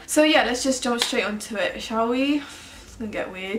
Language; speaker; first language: English; early bilingual, other home language; French